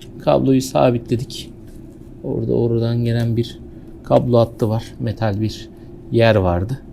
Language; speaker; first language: Turkish; native; Turkish